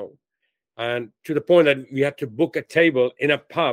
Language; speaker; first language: English; non-native, local second language; Hindi